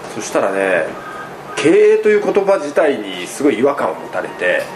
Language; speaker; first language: Japanese; native; Japanese